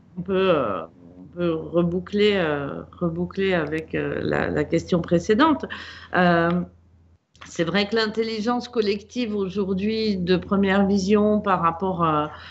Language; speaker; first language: French; native; French